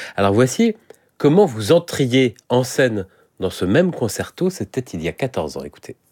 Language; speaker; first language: French; native; French